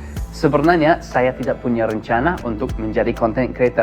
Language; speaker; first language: Indonesian; non-native, learner; English